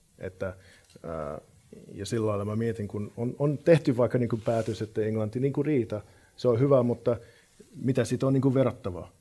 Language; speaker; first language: Finnish; non-native, fluent; English